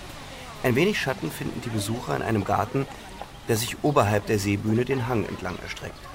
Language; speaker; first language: German; native; German